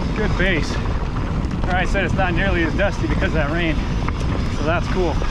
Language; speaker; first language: English; native; English